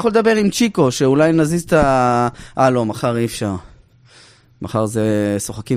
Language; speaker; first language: Hebrew; native; Hebrew